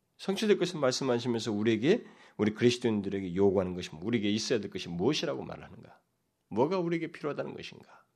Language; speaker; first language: Korean; native; Korean